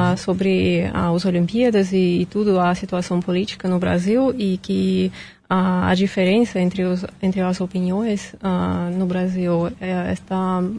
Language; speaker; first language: Portuguese; non-native, fluent; Russian